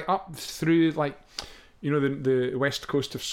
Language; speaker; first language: English; native; English